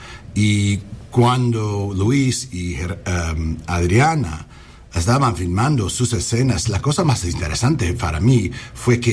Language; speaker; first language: Spanish; early bilingual, heritage; English